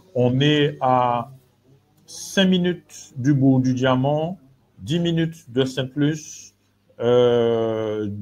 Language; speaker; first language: French; native; French